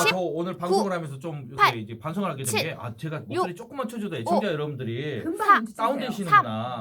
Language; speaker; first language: Korean; native; Korean